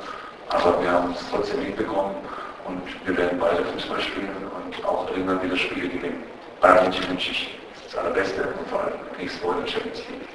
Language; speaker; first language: German; native; German